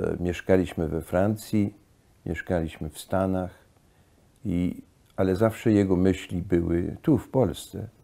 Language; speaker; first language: Polish; early bilingual, heritage; Polish